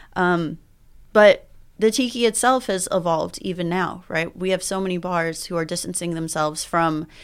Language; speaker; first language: English; early bilingual, other home language; Spanish